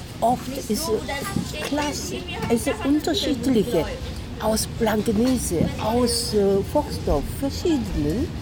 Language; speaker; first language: German; non-native, learner; Korean